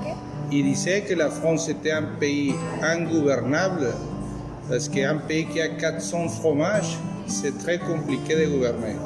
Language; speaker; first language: French; non-native, fluent; Spanish